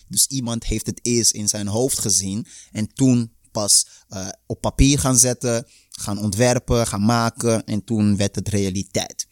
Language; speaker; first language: Dutch; early bilingual, other home language; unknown